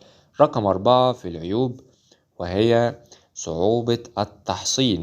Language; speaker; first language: Arabic; native; Arabic